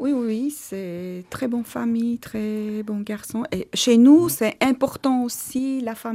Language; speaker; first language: French; non-native, learner; Armenian